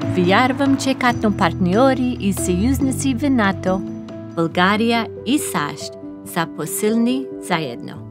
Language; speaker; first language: Bulgarian; non-native, learner; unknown